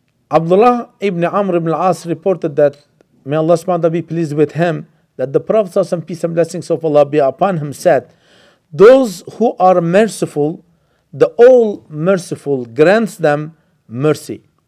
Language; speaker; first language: English; non-native, fluent; Turkish